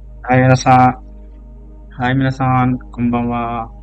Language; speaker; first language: Japanese; non-native, fluent; Hindi